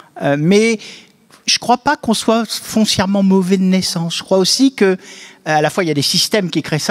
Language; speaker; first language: French; native; French